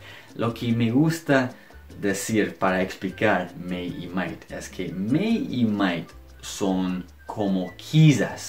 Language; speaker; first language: Spanish; non-native, fluent; English